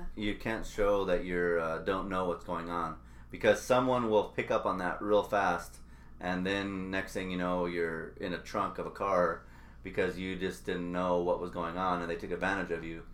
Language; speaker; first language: English; native; English